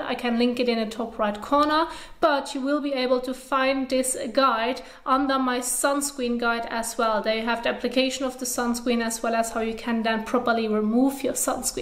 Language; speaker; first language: English; non-native, fluent; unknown